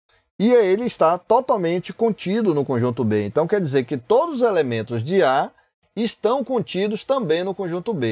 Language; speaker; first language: Portuguese; native; Portuguese